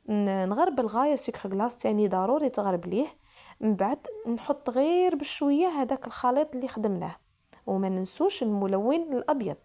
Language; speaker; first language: Arabic; native; Arabic